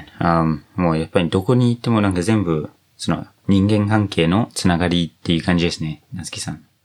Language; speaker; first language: Japanese; non-native, fluent; English